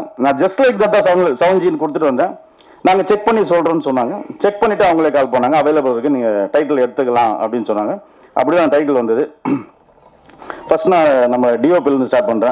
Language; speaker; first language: Tamil; native; Tamil